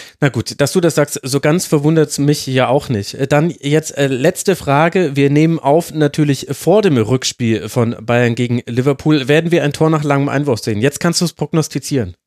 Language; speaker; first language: German; native; German